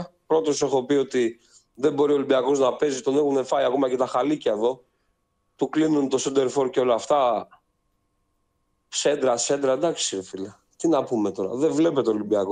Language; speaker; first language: Greek; native; Greek